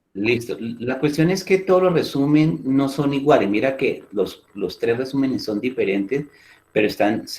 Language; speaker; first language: Spanish; native; Spanish